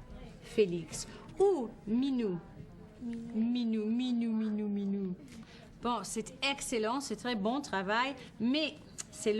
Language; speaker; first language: French; non-native, fluent; English